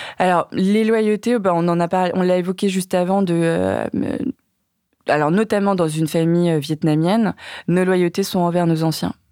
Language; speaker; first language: French; early bilingual, other home language; Vietnamese